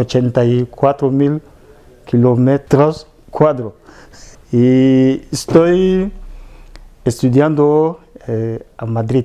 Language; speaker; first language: Spanish; non-native, fluent; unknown